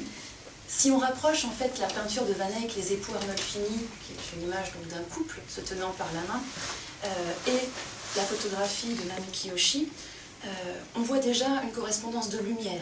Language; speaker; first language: French; native; French